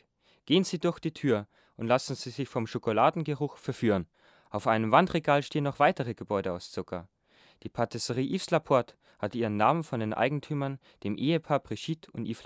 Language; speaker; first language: German; native; German